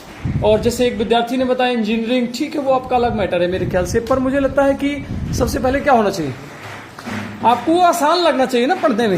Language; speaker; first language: Hindi; native; Hindi